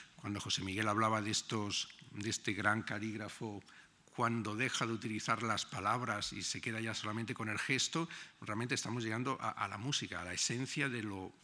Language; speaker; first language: Spanish; native; Spanish